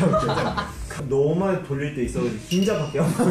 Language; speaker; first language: Korean; native; Korean